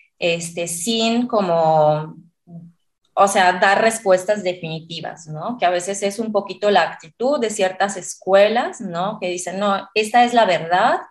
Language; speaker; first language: Spanish; non-native, fluent; Italian